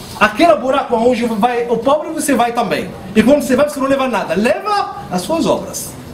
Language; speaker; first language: Portuguese; non-native, fluent; Arabic